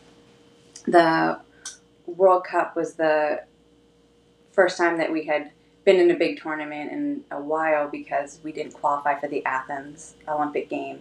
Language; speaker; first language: English; native; English